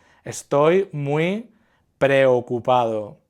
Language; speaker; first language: Spanish; non-native, fluent; English